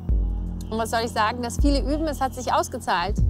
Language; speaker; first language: German; native; German